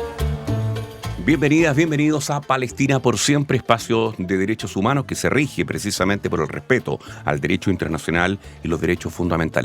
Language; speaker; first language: Spanish; native; Spanish